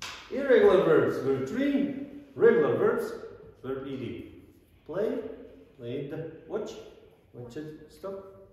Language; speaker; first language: English; non-native, fluent; Kazakh